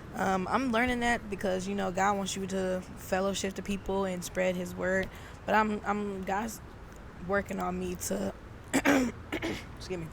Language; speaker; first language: English; native; English